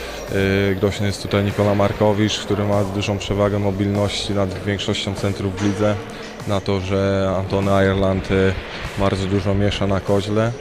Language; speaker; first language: Polish; native; Polish